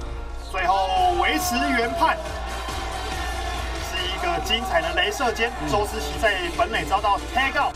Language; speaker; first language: Chinese; native; Chinese